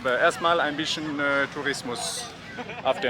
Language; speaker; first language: German; non-native, learner; Norwegian